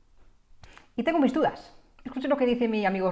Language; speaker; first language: Spanish; non-native, fluent; English